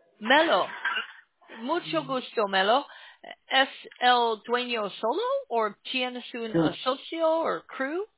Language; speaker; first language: Spanish; non-native, learner; English